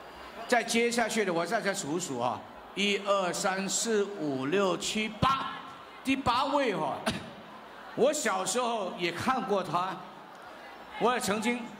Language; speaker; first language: Chinese; early bilingual, heritage; Chinese